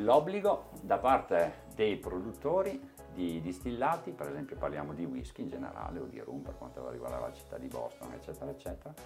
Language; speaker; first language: Italian; native; Italian